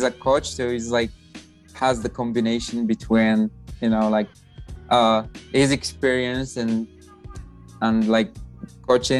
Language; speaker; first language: English; non-native, fluent; Arabic